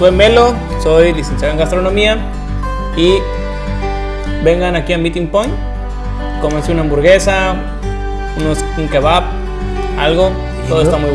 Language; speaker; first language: Spanish; native; Spanish